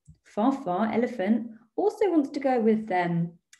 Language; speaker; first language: English; native; English